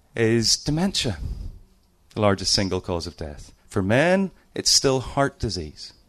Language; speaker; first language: English; native; English